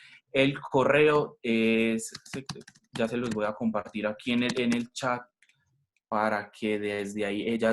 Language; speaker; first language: Spanish; native; Spanish